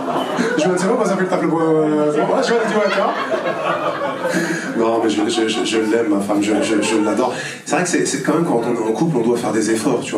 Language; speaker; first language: French; native; French